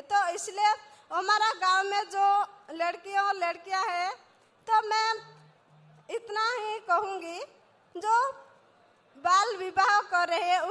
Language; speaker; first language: Hindi; non-native, local second language; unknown